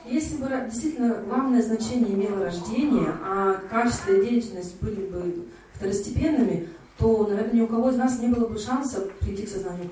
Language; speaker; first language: Russian; native; Russian